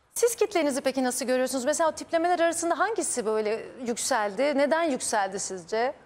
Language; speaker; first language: Turkish; native; Turkish